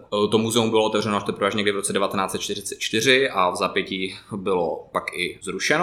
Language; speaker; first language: Czech; native; Czech